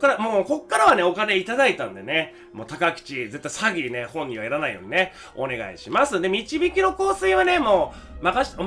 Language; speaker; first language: Japanese; native; Japanese